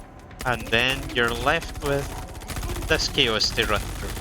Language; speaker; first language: English; native; English